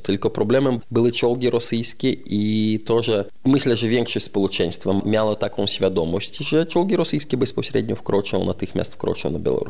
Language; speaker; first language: Polish; non-native, fluent; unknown